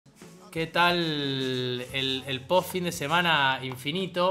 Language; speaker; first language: Spanish; native; Spanish